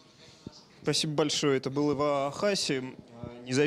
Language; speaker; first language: Russian; native; Russian